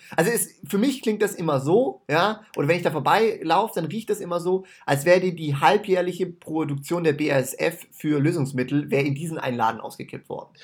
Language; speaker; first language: German; native; German